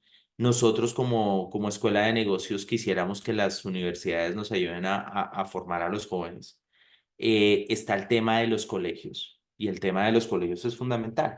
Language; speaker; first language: Spanish; native; Spanish